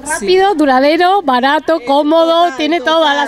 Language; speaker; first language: Spanish; native; Spanish